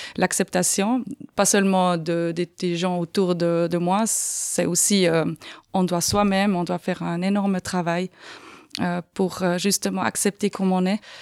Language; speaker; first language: French; non-native, fluent; Swiss German